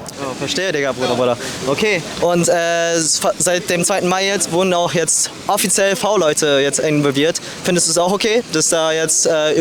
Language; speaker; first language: German; native; German